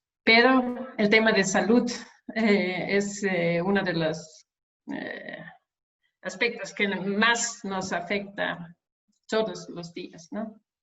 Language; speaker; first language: Spanish; non-native, fluent; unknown